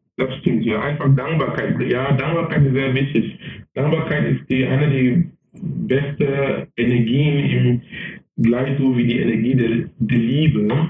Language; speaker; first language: German; non-native, fluent; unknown